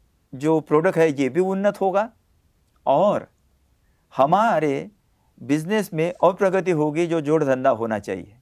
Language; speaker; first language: Hindi; native; Hindi